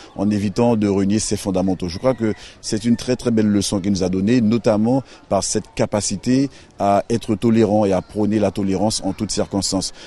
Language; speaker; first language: French; native; French